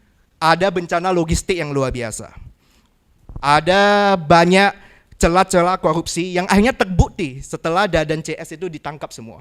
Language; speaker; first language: Indonesian; native; Indonesian